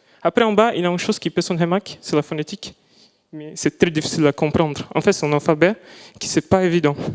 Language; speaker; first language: French; non-native, fluent; Portuguese